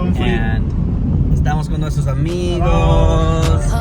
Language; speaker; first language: Spanish; non-native, learner; English